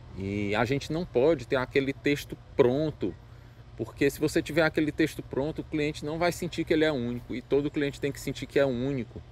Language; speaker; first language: Portuguese; native; Portuguese